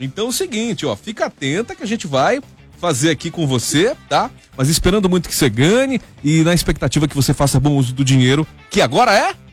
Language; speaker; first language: Portuguese; native; Portuguese